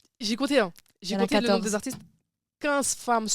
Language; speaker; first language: French; native; French